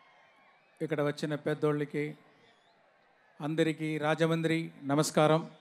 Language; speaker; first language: Telugu; non-native, learner; Tamil